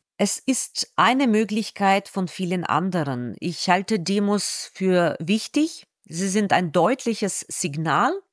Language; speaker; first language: German; non-native, fluent; Russian